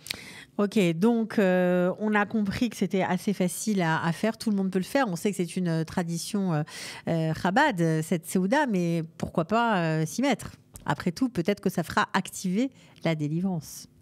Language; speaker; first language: French; native; French